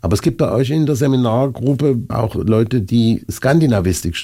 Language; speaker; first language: German; native; German